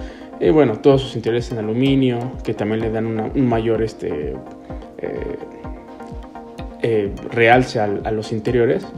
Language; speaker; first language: Spanish; native; Spanish